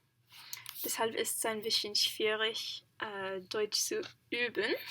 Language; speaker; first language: German; non-native, learner; English